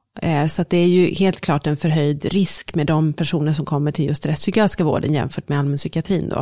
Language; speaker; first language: Swedish; native; Swedish